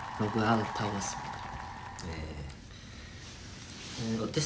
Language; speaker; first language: Korean; non-native, fluent; Japanese